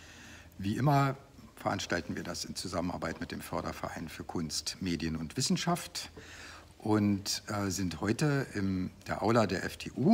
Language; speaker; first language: German; native; German